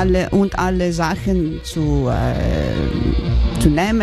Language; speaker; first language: German; non-native, learner; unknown